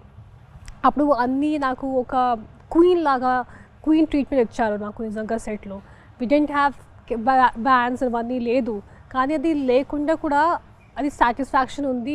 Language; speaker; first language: Telugu; non-native, local second language; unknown